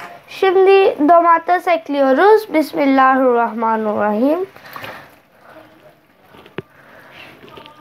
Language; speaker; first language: Turkish; non-native, learner; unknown